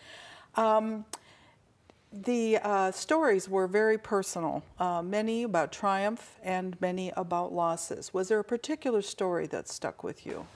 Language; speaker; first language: English; native; English